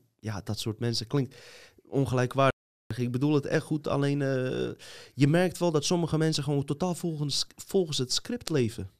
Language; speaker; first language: Dutch; native; Dutch